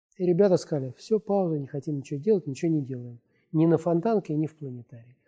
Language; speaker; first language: Russian; native; Russian